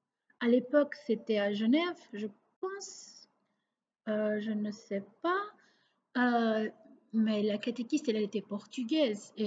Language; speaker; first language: French; non-native, local second language; Portuguese